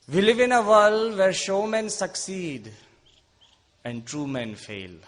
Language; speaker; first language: English; non-native, local second language; Gujarati